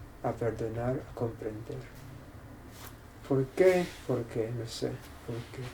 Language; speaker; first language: Spanish; non-native, fluent; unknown